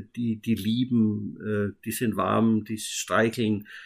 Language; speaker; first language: German; native; German